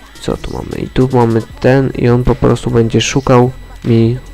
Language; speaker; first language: Polish; native; Polish